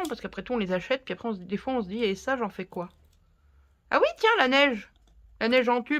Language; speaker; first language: French; native; French